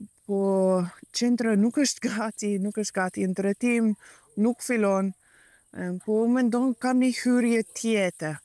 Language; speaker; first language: Albanian; non-native, learner; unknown